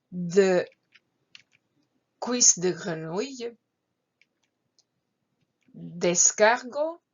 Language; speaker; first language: French; non-native, fluent; Croatian